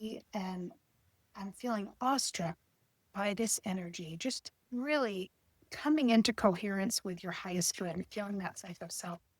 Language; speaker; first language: English; native; English